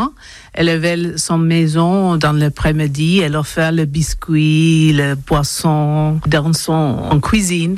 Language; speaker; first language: French; non-native, learner; English